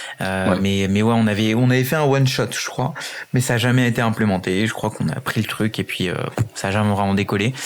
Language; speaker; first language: French; early bilingual, other home language; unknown